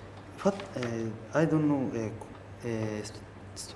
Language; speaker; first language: English; non-native, learner; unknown